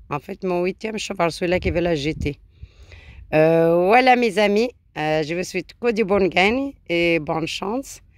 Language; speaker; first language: French; non-native, local second language; Arabic